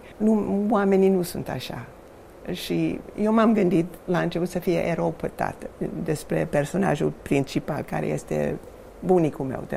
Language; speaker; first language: Romanian; non-native, fluent; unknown